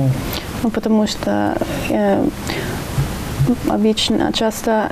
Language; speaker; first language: Russian; non-native, learner; Italian